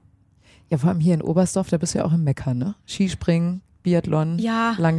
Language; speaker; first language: German; native; German